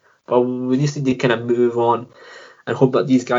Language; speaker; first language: English; native; English